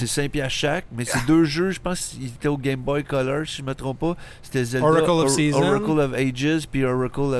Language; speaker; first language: French; native; French